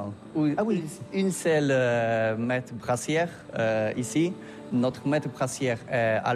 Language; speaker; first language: French; non-native, learner; Polish